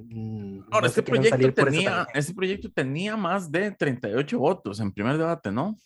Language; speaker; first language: Spanish; native; Spanish